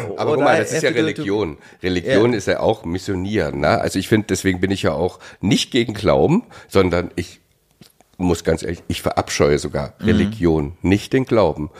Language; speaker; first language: German; native; German